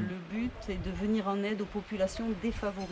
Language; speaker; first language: French; native; French